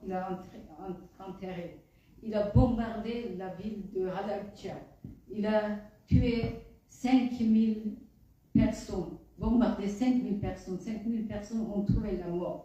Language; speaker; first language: French; non-native, fluent; Kurdish